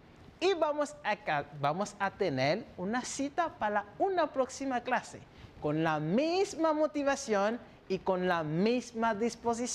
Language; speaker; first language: Spanish; non-native, fluent; French